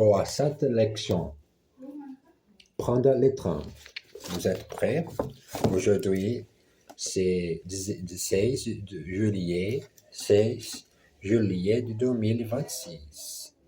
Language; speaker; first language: French; non-native, learner; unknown